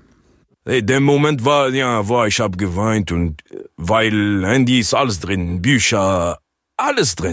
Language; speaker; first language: German; non-native, learner; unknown